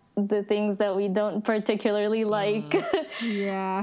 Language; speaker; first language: English; non-native, local second language; Filipino